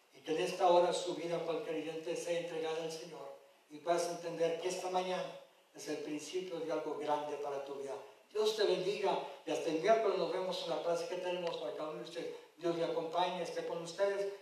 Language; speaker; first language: Spanish; early bilingual, heritage; Spanish